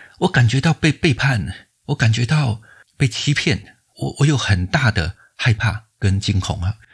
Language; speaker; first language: Chinese; native; Chinese